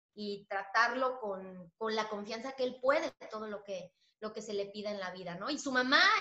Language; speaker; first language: Spanish; native; Spanish